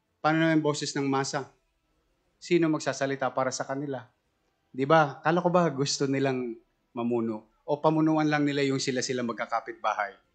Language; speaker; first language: Filipino; native; Filipino